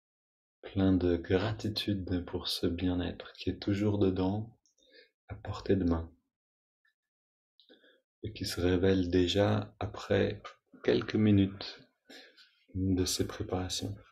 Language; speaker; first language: French; native; French